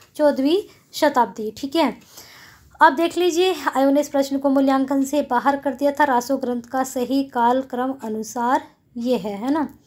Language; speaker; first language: Hindi; native; Hindi